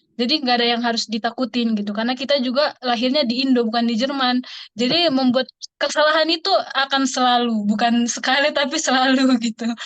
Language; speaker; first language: Indonesian; native; Indonesian